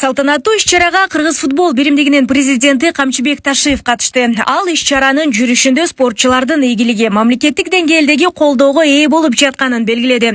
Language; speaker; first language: Kyrgyz; native; Kyrgyz